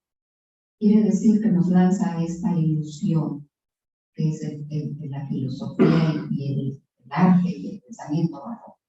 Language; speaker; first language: Spanish; native; Spanish